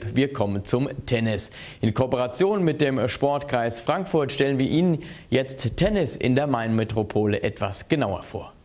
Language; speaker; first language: German; native; German